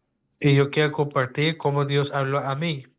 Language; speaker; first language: Spanish; non-native, fluent; Dutch